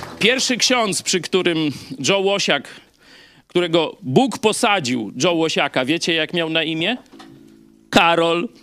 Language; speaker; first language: Polish; native; Polish